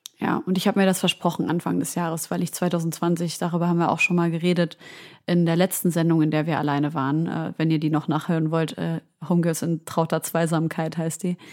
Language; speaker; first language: German; native; German